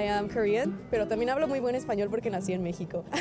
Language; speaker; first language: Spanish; non-native, local second language; Korean